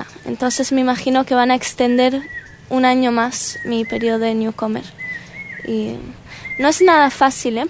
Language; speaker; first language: Spanish; early bilingual, heritage; Spanish